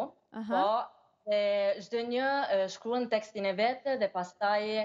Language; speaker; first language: Albanian; early bilingual, heritage; Albanian